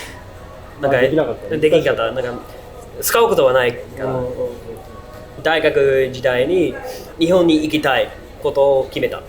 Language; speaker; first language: Japanese; non-native, learner; English